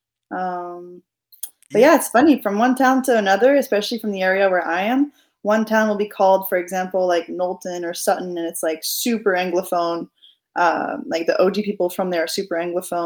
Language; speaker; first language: English; non-native, fluent; French